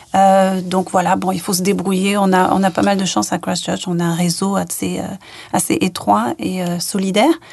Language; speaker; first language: French; native; French